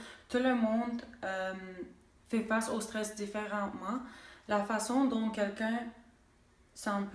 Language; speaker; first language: French; non-native, local second language; English